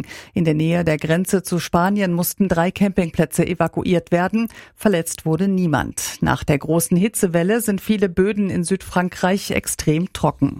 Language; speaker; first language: German; native; German